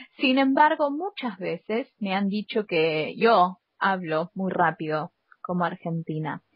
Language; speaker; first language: Spanish; native; Spanish